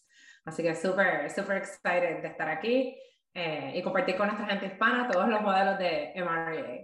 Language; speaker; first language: Spanish; native; Spanish